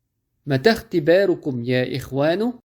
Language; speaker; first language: Arabic; non-native, fluent; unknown